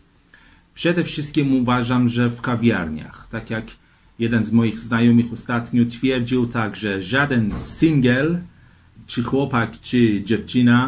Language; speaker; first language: Polish; non-native, fluent; Persian